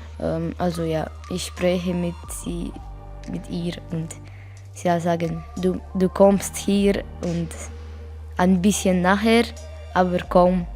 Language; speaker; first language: German; non-native, learner; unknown